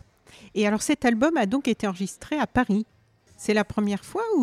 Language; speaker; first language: French; native; French